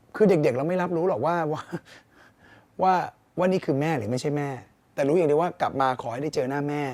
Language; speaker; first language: Thai; native; Thai